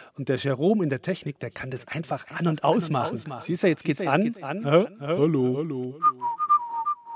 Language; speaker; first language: German; native; German